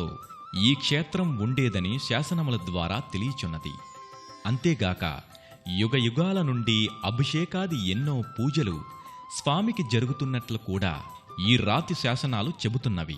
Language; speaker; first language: Telugu; native; Telugu